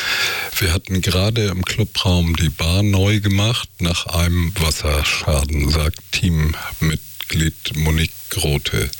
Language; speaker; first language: German; native; German